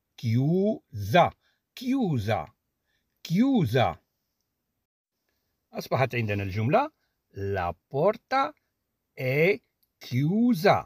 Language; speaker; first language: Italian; non-native, fluent; Arabic